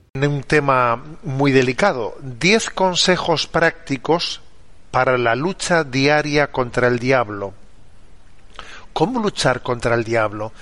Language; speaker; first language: Spanish; native; Spanish